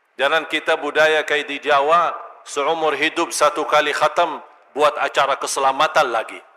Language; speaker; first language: Malay; non-native, fluent; Arabic